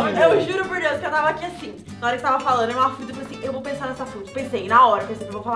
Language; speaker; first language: Portuguese; native; Portuguese